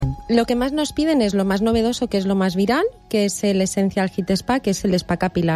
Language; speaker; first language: Spanish; native; Spanish